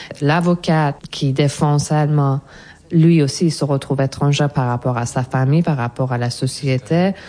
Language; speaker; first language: French; non-native, fluent; Persian